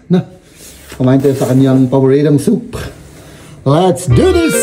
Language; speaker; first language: Filipino; native; Filipino